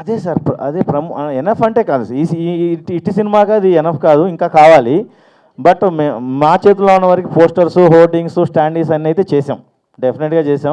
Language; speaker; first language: Telugu; native; Telugu